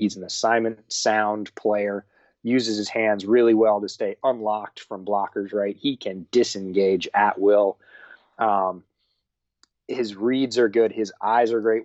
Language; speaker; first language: English; native; English